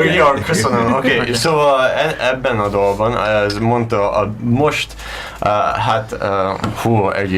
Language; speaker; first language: Hungarian; non-native, learner; English